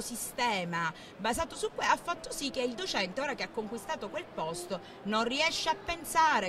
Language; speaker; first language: Italian; native; Italian